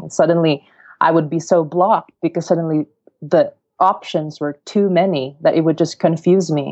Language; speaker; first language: English; non-native, local second language; Cebuano